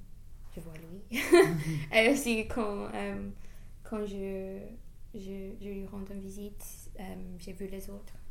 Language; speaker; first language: French; non-native, learner; English